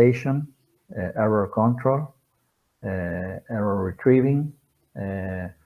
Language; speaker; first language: English; non-native, fluent; Spanish